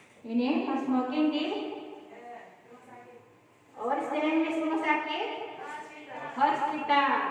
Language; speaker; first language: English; non-native, learner; Indonesian